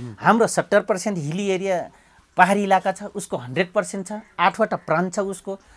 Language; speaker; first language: Nepali; non-native, local second language; Dangaura Tharu